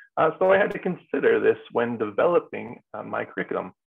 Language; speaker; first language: English; native; English